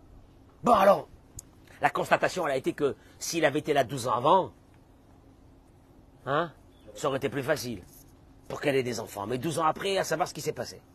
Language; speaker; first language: French; native; French